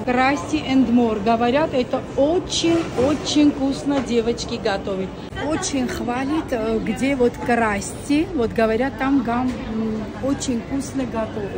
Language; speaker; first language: Russian; non-native, local second language; Armenian